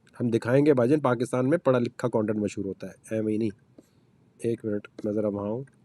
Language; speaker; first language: Urdu; native; Urdu